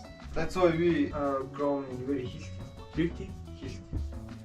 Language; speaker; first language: English; non-native, learner; Mongolian